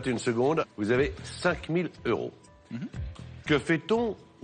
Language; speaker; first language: French; native; French